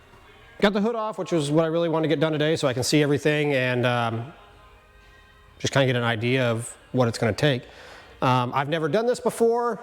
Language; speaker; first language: English; native; English